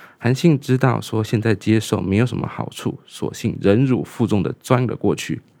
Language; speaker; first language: Chinese; native; Chinese